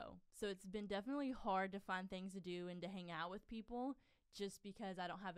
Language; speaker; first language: English; native; English